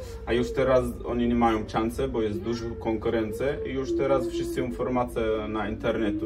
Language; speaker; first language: Polish; non-native, learner; Arabic